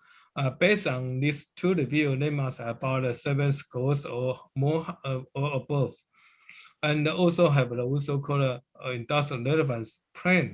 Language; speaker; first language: English; non-native, learner; Chinese